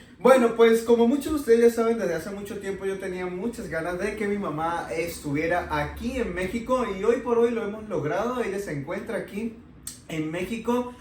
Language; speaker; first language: Spanish; native; Spanish